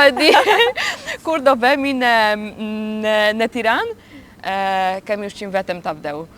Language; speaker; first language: Albanian; non-native, learner; Polish